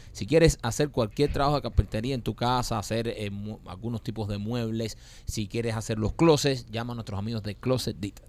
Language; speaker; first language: Spanish; native; Spanish